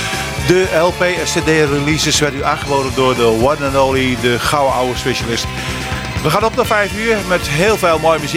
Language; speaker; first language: Dutch; native; Dutch